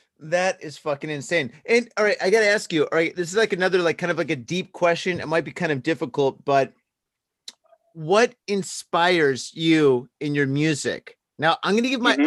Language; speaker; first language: English; native; English